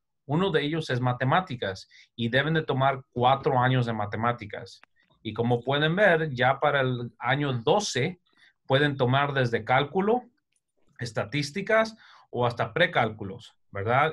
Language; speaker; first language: Spanish; early bilingual, heritage; Spanish